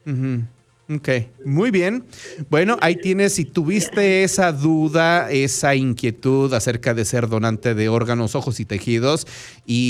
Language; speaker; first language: Spanish; native; Spanish